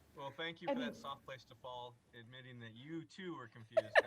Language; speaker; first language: English; native; English